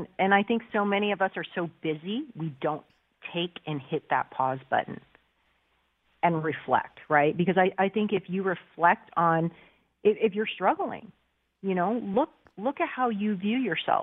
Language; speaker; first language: English; native; English